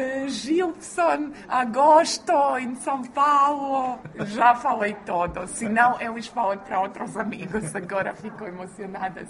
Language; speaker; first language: Portuguese; non-native, learner; Croatian